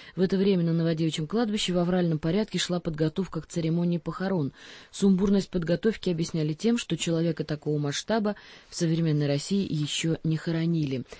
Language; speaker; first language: Russian; native; Russian